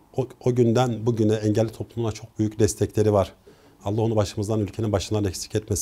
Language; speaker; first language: Turkish; native; Turkish